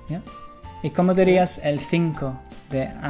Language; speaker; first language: Spanish; non-native, fluent; English